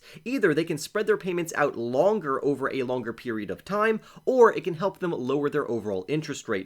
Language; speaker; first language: English; native; English